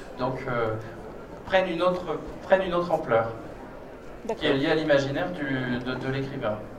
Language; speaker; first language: French; native; French